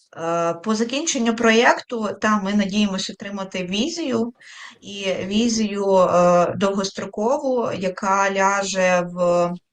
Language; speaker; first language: Ukrainian; native; Ukrainian